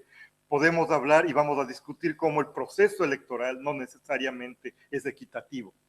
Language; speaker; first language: Spanish; native; Spanish